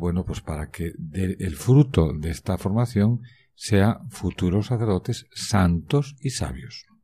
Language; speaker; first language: Spanish; native; Spanish